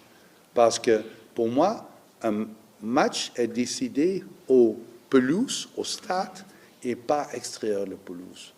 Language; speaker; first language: French; non-native, learner; Dutch